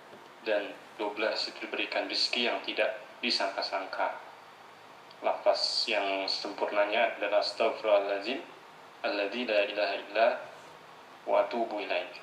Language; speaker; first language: Malay; native; Malay